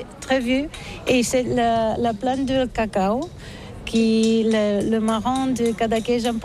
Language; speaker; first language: French; non-native, learner; Catalan